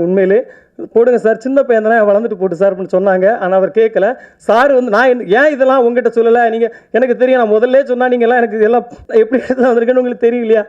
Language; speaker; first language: Tamil; native; Tamil